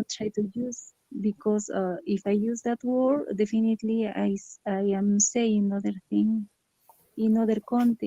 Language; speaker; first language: English; non-native, learner; Spanish